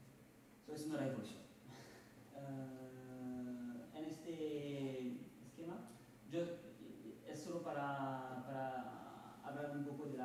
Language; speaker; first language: Spanish; non-native, fluent; French